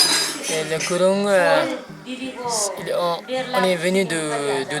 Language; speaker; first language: French; non-native, learner; Nepali